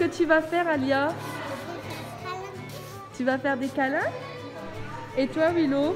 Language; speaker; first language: French; native; French